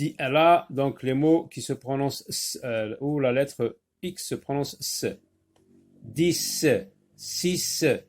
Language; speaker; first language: French; non-native, local second language; Arabic